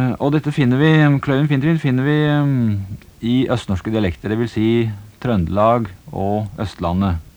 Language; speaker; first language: Norwegian; native; Norwegian